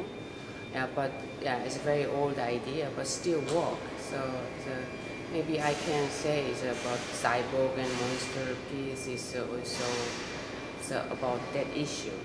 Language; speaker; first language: English; non-native, learner; Korean